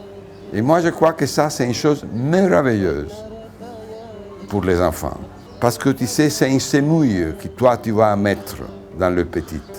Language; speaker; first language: French; non-native, fluent; Italian